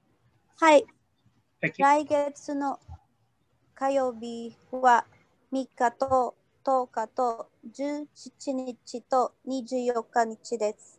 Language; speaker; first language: Japanese; non-native, learner; Filipino